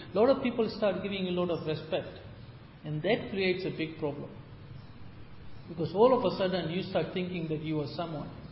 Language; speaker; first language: English; native; English